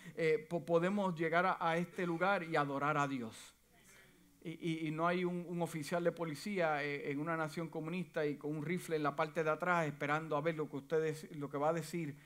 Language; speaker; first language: Spanish; native; Spanish